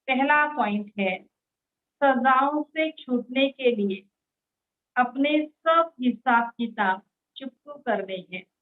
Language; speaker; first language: Hindi; non-native, local second language; Marathi